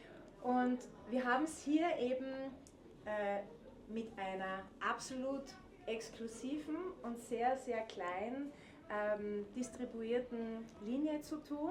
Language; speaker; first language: German; native; German